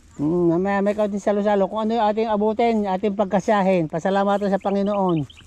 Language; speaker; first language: Filipino; native; Filipino